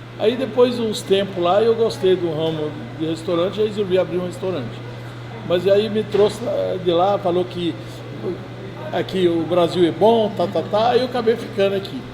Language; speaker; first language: Portuguese; non-native, fluent; Arabic